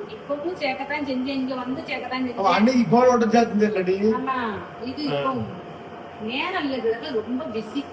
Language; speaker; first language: Tamil; native; Tamil